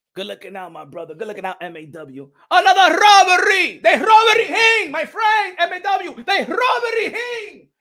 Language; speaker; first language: English; native; English